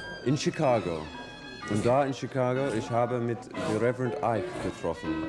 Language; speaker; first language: German; non-native, learner; English